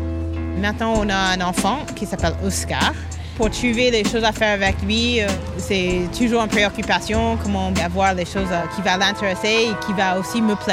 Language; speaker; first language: French; non-native, fluent; English